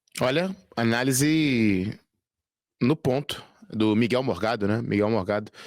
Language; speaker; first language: Portuguese; native; Portuguese